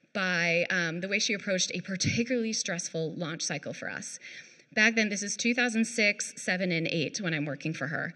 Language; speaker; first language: English; native; English